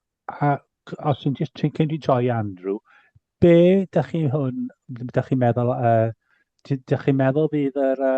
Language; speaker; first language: Welsh; non-native, fluent; English